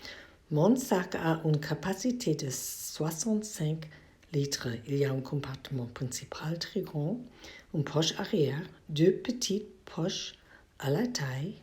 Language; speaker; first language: French; non-native, learner; English